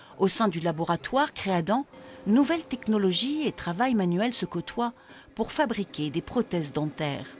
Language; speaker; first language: French; native; French